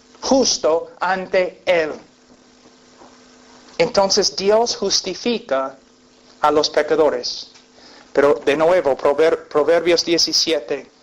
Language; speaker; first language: Spanish; non-native, fluent; English